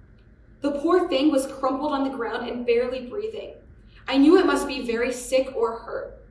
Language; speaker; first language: English; native; English